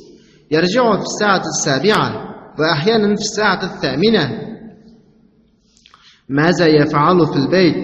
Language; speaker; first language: Arabic; non-native, fluent; Uzbek